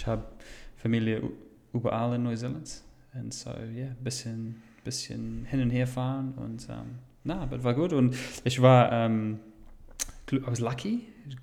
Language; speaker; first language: German; non-native, fluent; English